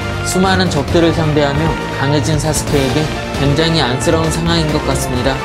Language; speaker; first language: Korean; native; Korean